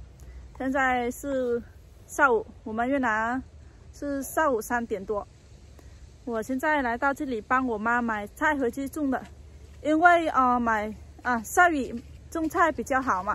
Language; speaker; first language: Chinese; non-native, fluent; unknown